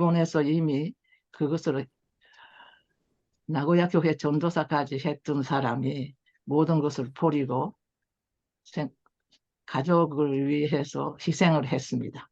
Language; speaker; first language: Korean; early bilingual, heritage; Korean